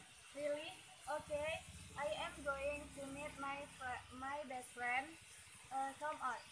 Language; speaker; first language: English; non-native, learner; Indonesian